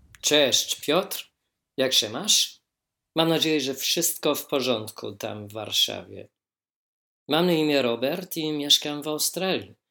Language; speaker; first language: Polish; non-native, learner; English